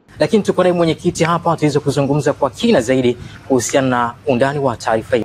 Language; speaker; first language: Swahili; native; Swahili